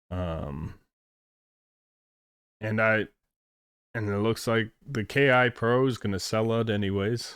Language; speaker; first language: English; native; English